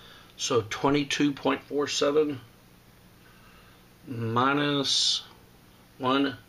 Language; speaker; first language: English; native; English